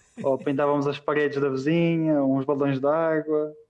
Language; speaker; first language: Portuguese; native; Portuguese